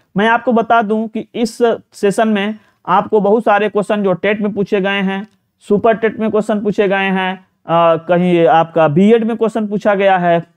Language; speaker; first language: Hindi; native; Hindi